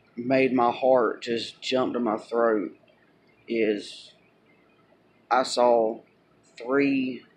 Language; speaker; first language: English; native; English